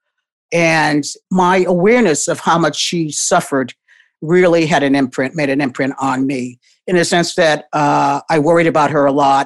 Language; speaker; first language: English; native; English